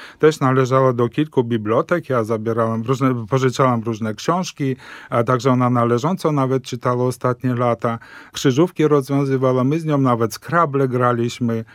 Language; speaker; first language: Polish; early bilingual, heritage; Polish